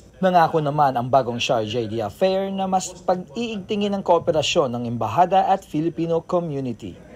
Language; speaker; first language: Filipino; native; Filipino